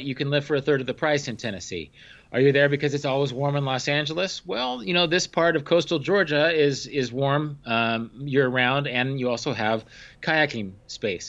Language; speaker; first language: English; native; English